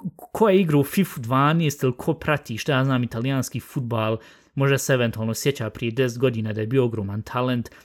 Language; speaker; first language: Bosnian; early bilingual, heritage; Bosnian